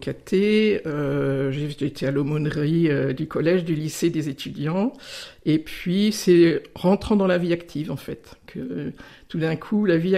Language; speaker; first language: French; native; French